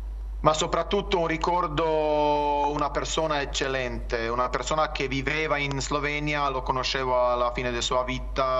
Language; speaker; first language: Italian; non-native, fluent; Croatian